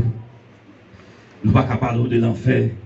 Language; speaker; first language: French; non-native, learner; Haitian Creole